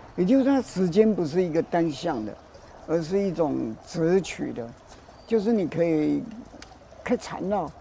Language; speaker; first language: Chinese; native; Chinese